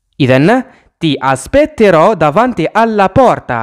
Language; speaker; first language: Italian; non-native, fluent; Arabic